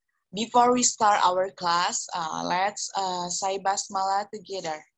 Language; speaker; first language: English; non-native, learner; Indonesian